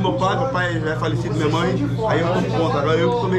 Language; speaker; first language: Portuguese; native; Portuguese